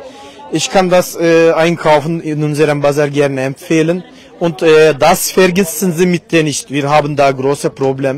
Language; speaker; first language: German; non-native, fluent; Turkish